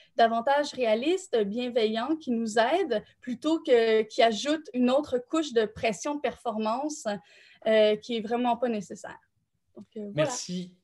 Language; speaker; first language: French; native; French